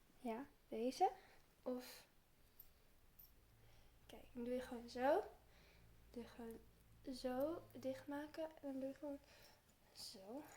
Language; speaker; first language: Dutch; early bilingual, heritage; Turkish